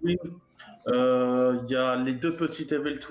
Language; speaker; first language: French; native; French